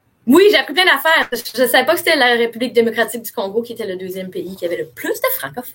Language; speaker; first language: French; native; French